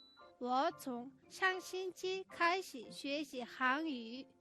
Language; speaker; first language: Chinese; non-native, fluent; Mongolian